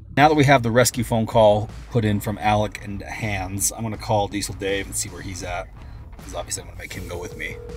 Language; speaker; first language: English; native; English